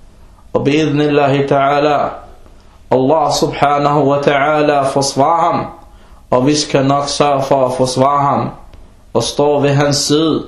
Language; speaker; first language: Danish; early bilingual, other home language; Arabic